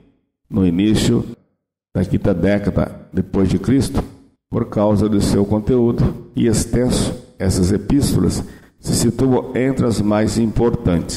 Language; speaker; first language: Portuguese; native; Portuguese